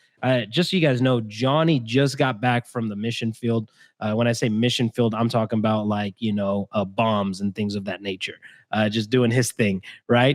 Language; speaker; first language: English; native; English